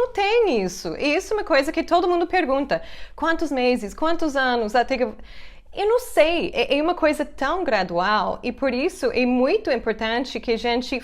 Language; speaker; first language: Portuguese; non-native, fluent; English